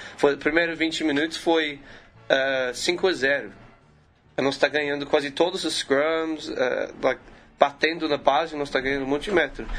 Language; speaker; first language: Portuguese; non-native, learner; English